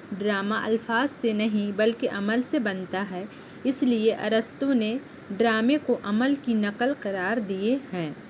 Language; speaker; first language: Urdu; native; Urdu